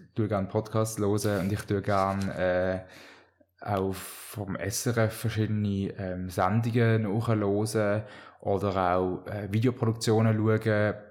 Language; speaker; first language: German; native; German